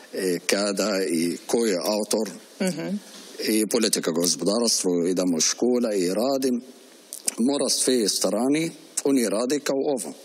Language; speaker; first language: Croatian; non-native, learner; Arabic